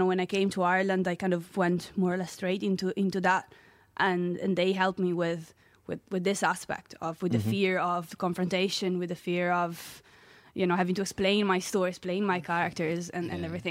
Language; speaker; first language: English; non-native, fluent; Italian